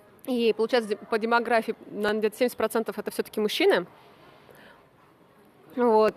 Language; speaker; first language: Russian; native; Russian